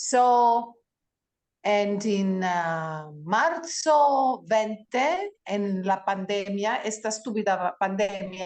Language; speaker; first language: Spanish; non-native, learner; Greek